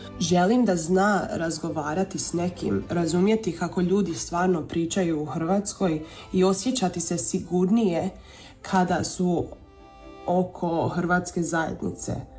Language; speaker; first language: Croatian; early bilingual, heritage; Croatian